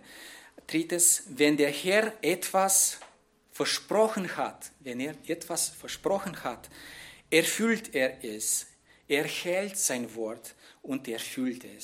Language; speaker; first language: German; non-native, fluent; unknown